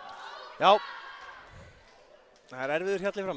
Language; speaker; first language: Icelandic; native; Icelandic